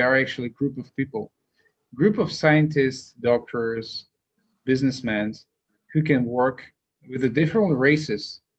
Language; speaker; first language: English; non-native, fluent; Russian